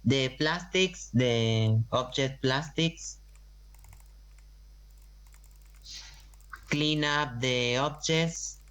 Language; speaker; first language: English; non-native, learner; Spanish